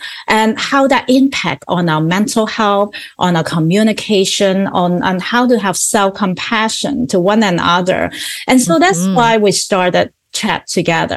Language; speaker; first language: English; non-native, local second language; Cantonese